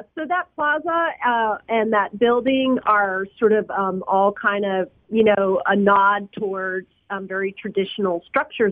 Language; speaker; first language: English; early bilingual, other home language; Spanish